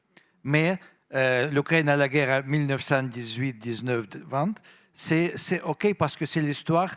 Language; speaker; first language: French; non-native, fluent; Russian